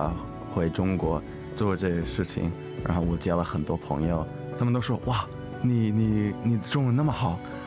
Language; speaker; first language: Chinese; early bilingual, heritage; English